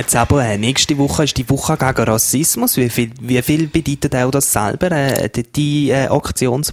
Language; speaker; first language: German; native; German